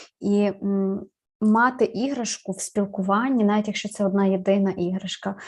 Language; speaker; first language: Ukrainian; native; Ukrainian